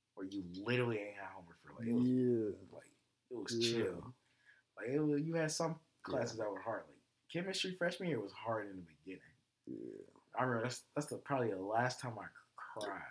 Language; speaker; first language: English; native; English